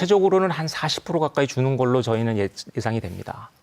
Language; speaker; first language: Korean; native; Korean